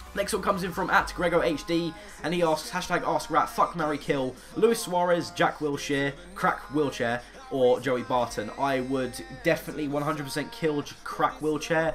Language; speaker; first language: English; native; English